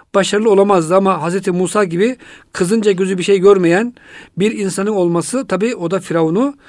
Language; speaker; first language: Turkish; native; Turkish